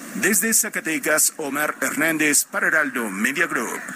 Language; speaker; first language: Spanish; native; Spanish